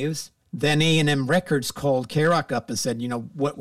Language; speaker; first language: English; non-native, fluent; Swedish